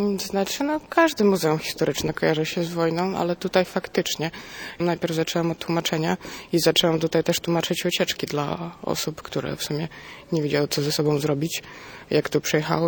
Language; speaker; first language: Polish; non-native, fluent; Ukrainian